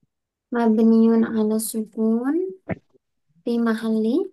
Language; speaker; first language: Arabic; non-native, fluent; Indonesian